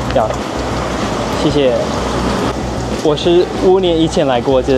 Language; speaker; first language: Chinese; non-native, learner; English